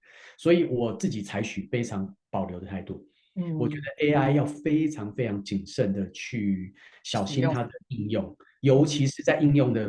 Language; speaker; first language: Chinese; native; Chinese